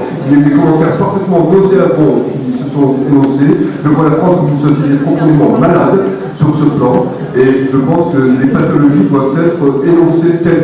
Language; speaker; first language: French; native; French